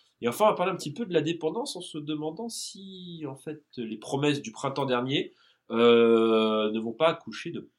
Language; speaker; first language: French; native; French